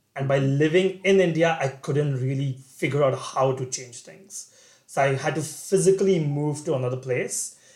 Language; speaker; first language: English; non-native, local second language; Bangla